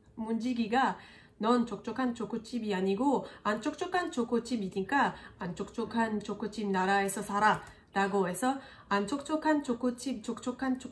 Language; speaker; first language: Korean; non-native, fluent; French